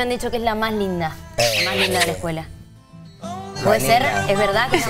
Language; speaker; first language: Spanish; native; Spanish